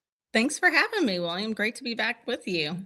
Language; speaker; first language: English; native; English